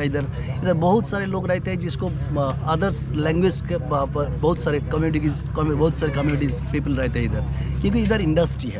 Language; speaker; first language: Hindi; non-native, local second language; Bangla